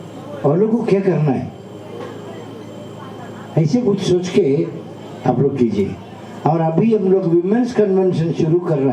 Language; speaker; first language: Hindi; non-native, local second language; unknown